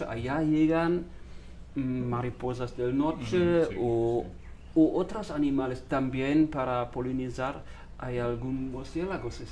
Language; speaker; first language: Spanish; non-native, fluent; German